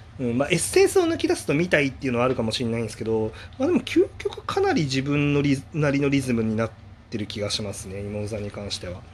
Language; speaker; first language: Japanese; native; Japanese